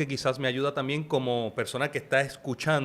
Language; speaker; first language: Spanish; native; Spanish